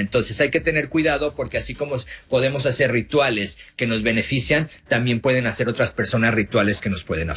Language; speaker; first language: Spanish; native; Spanish